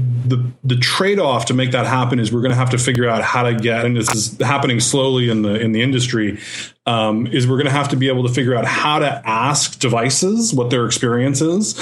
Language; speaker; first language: English; native; English